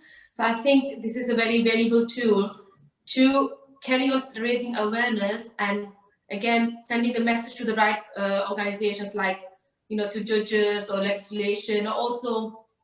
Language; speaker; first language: English; early bilingual, other home language; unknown